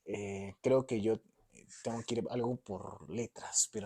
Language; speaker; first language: Spanish; native; Spanish